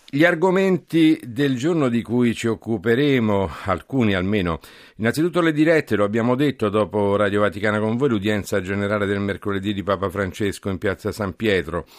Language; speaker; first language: Italian; native; Italian